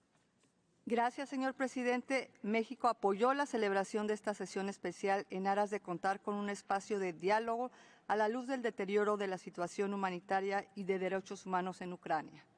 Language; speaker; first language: Spanish; native; Spanish